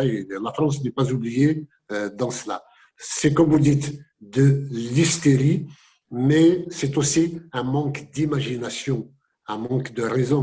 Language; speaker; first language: French; non-native, local second language; Kabyle